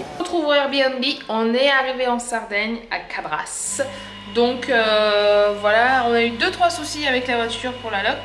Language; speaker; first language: French; native; French